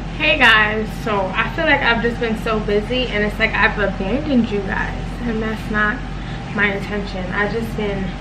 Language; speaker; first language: English; native; English